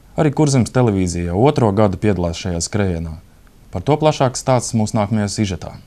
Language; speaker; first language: Latvian; native; Latvian